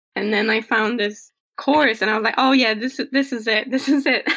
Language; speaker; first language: English; non-native, fluent; Polish